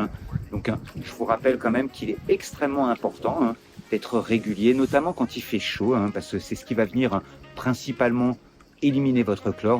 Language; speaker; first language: French; native; French